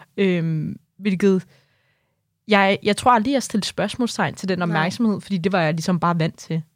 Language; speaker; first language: Danish; early bilingual, other home language; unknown